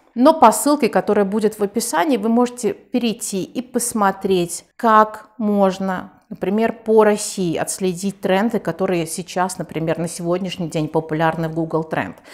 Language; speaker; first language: Russian; non-native, local second language; Tajik